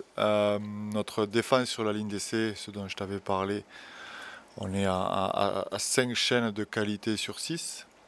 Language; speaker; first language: French; native; French